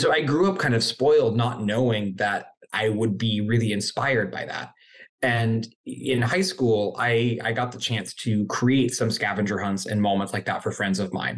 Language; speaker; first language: English; native; English